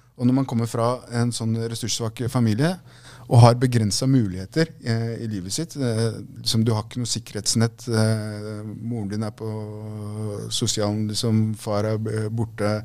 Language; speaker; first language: Norwegian; early bilingual, other home language; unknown